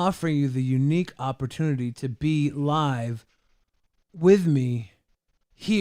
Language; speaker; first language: English; native; English